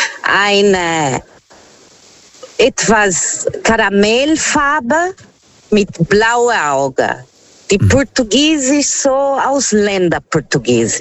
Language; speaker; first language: German; non-native, learner; Portuguese